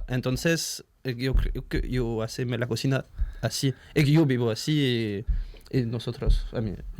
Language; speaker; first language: Spanish; non-native, learner; French